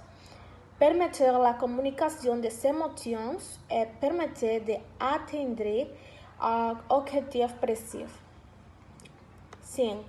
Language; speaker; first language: French; non-native, learner; Spanish